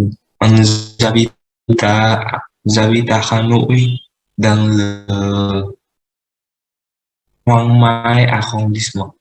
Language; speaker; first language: French; non-native, learner; Vietnamese